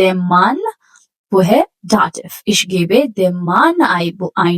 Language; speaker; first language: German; non-native, fluent; Urdu